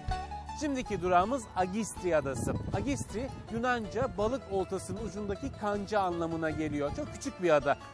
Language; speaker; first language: Turkish; native; Turkish